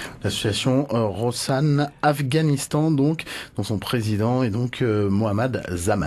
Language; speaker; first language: French; native; French